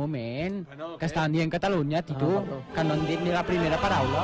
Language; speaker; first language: Catalan; native; Catalan